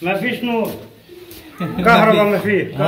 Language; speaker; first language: Arabic; native; Arabic